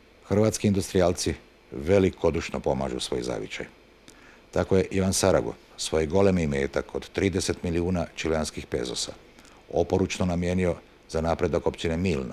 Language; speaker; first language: Bosnian; native; Bosnian